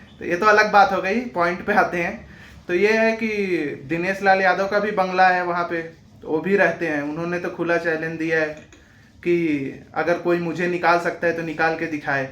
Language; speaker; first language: Hindi; native; Hindi